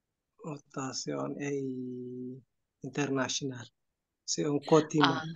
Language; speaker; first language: Finnish; non-native, learner; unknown